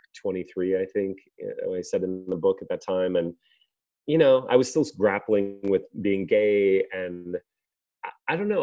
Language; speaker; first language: English; native; English